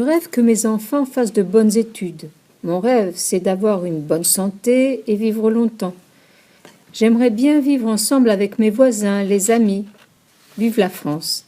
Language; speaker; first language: French; non-native, learner; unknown